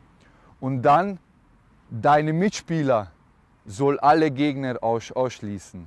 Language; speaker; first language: German; non-native, learner; Hungarian